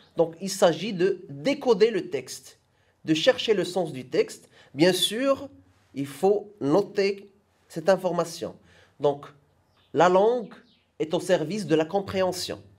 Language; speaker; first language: French; non-native, local second language; Arabic